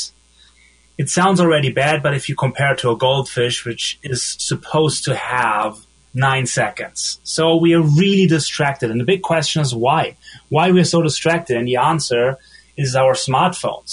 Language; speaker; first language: English; non-native, fluent; German